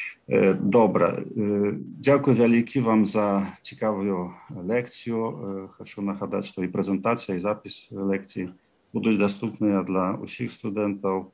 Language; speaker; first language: Polish; non-native, learner; Belarusian